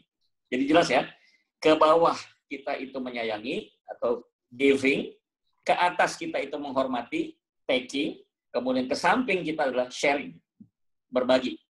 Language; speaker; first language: Indonesian; native; Indonesian